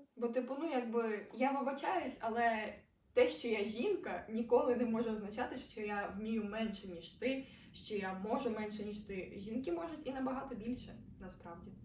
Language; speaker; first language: Ukrainian; non-native, local second language; Russian